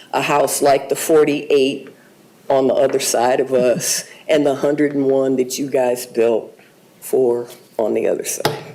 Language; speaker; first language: English; native; English